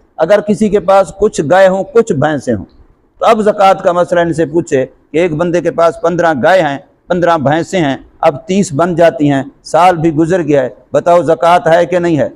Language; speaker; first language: Urdu; non-native, local second language; Saraiki